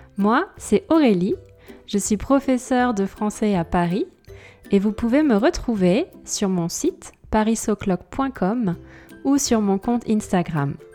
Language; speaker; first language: French; native; French